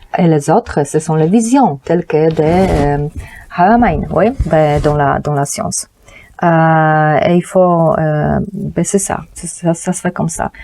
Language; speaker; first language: French; non-native, fluent; Polish